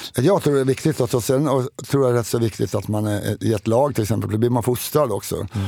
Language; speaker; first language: Swedish; native; Swedish